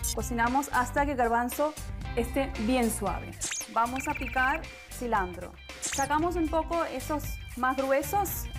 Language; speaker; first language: Spanish; non-native, fluent; Hindi